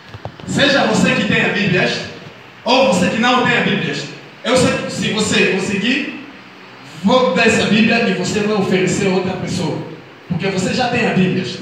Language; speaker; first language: Portuguese; non-native, learner; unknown